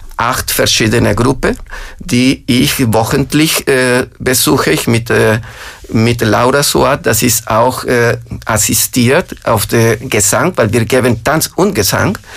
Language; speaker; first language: German; non-native, fluent; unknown